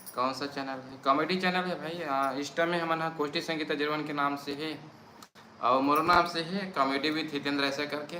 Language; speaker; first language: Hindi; non-native, local second language; Chhattisgarhi